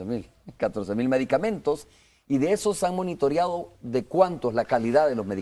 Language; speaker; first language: Spanish; native; Spanish